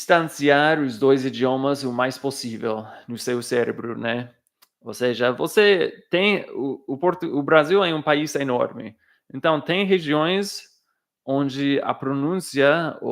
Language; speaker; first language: Portuguese; non-native, fluent; English